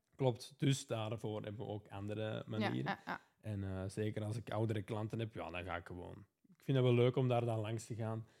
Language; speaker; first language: Dutch; native; Dutch